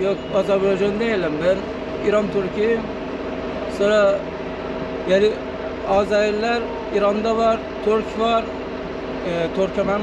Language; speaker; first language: Turkish; non-native, learner; Azerbaijani